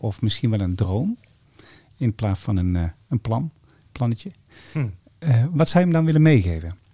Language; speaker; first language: Dutch; native; Dutch